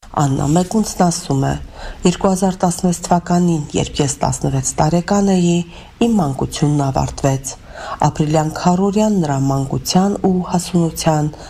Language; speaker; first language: Armenian; native; Armenian